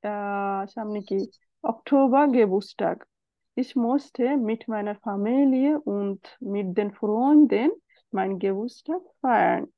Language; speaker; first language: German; non-native, fluent; Bangla